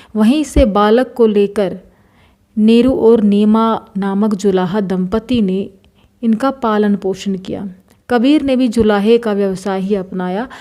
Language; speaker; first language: Hindi; native; Hindi